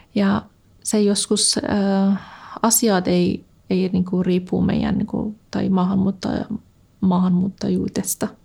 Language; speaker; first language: Finnish; non-native, fluent; Persian